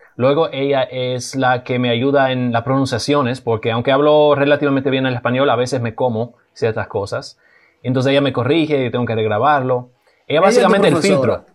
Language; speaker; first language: Spanish; non-native, fluent; German